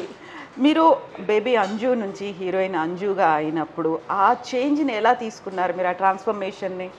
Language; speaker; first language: Telugu; native; Telugu